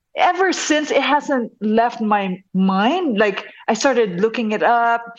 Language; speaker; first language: English; non-native, local second language; Hiligaynon